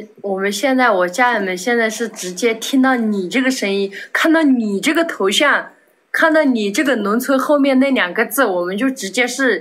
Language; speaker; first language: Chinese; native; Chinese